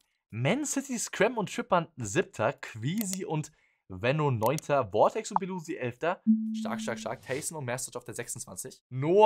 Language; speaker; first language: German; native; German